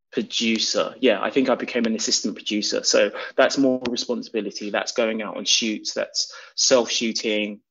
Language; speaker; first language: English; native; English